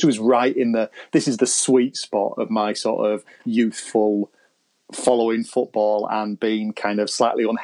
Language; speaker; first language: English; native; English